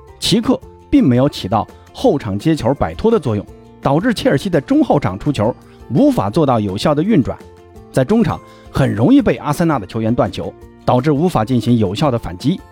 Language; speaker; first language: Chinese; native; Chinese